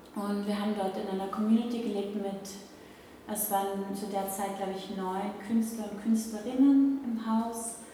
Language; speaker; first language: German; native; German